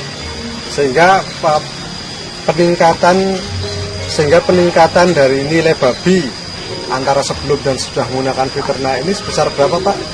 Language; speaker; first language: Indonesian; native; Indonesian